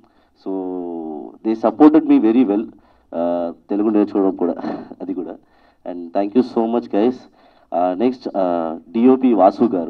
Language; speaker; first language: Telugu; non-native, learner; Tamil